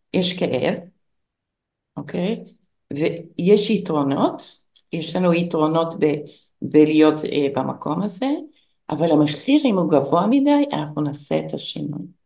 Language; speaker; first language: Hebrew; non-native, fluent; English